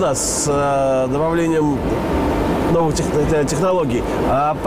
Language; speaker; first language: Russian; native; Russian